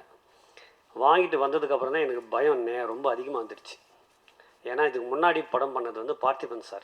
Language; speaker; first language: Tamil; native; Tamil